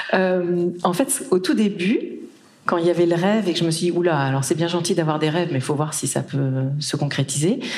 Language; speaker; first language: French; native; French